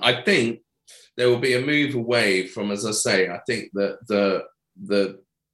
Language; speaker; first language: English; native; English